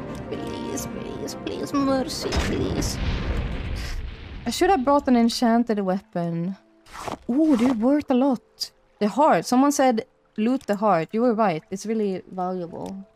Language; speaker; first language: English; non-native, fluent; Swedish